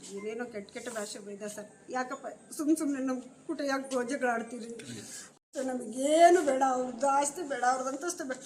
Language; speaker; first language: Kannada; non-native, local second language; Lambadi